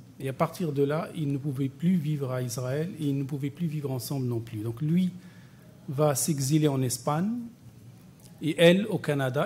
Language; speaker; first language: French; non-native, local second language; Arabic